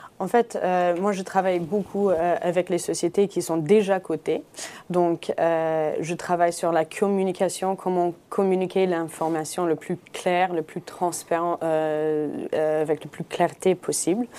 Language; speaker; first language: French; non-native, fluent; English